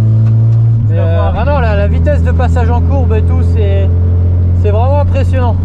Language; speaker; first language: French; native; French